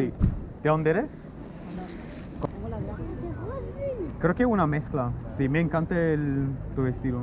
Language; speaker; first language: Spanish; non-native, fluent; English